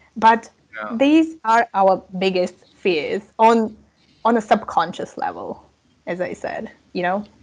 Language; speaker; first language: English; non-native, fluent; Russian